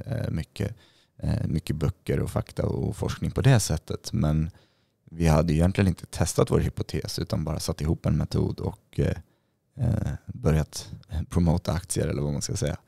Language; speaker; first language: Swedish; native; Swedish